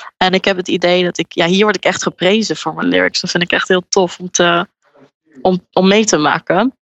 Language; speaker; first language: Dutch; native; Dutch